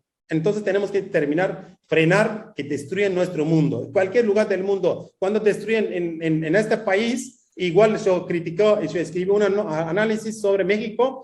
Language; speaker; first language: Spanish; non-native, fluent; Kurdish